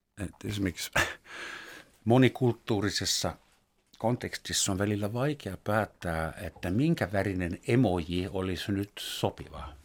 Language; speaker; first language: Finnish; non-native, fluent; German